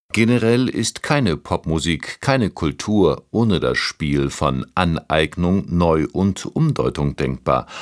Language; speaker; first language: German; native; German